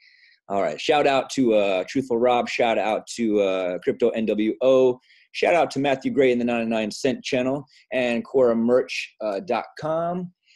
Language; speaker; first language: English; native; English